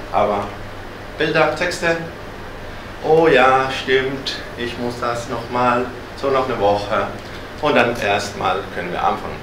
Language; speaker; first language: German; non-native, fluent; Spanish